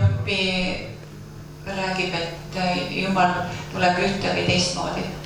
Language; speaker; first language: Finnish; non-native, learner; Estonian